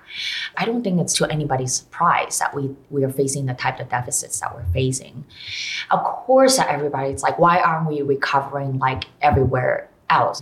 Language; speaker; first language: English; non-native, local second language; Cantonese